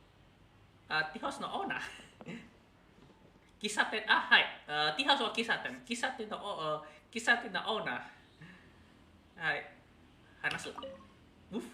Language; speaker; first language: Japanese; non-native, learner; Indonesian